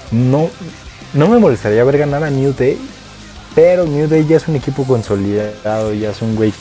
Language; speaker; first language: Spanish; native; Spanish